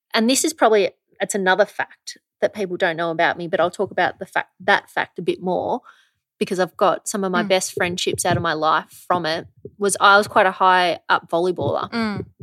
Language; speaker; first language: English; native; English